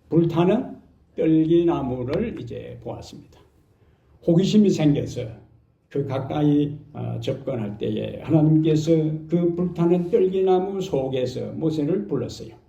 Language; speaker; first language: Korean; native; Korean